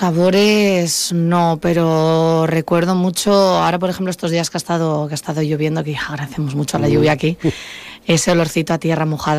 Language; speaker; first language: Spanish; native; Spanish